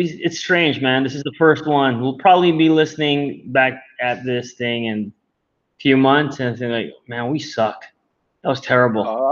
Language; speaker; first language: English; non-native, local second language; Filipino